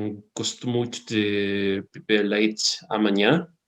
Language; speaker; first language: Portuguese; non-native, learner; English